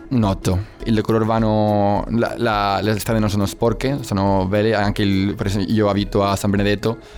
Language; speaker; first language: Italian; non-native, learner; Spanish